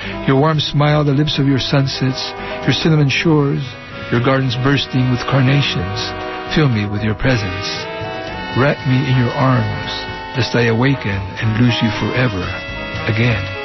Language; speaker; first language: English; early bilingual, other home language; Spanish